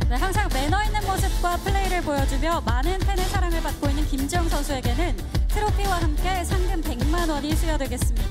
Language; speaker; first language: Korean; native; Korean